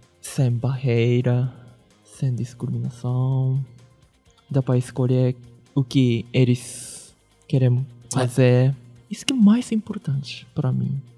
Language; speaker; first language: Portuguese; early bilingual, heritage; Japanese